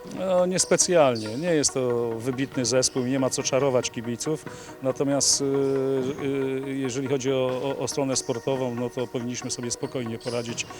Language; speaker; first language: Polish; native; Polish